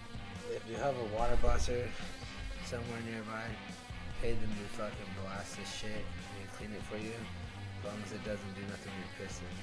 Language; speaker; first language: English; native; English